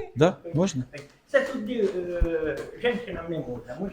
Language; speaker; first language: Ukrainian; native; Ukrainian